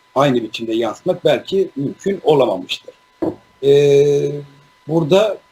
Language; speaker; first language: Turkish; native; Turkish